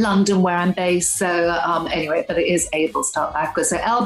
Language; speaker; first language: English; native; English